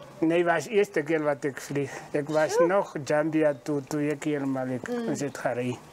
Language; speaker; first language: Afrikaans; non-native, local second language; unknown